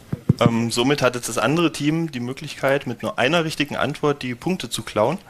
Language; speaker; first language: German; native; German